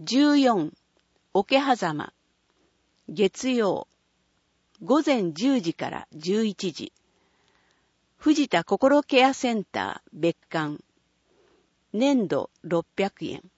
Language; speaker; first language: Japanese; native; Japanese